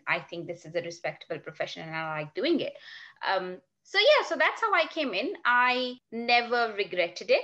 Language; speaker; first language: English; non-native, local second language; Urdu